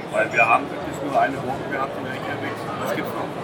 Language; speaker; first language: German; native; German